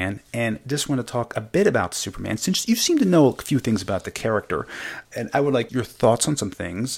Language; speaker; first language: English; native; English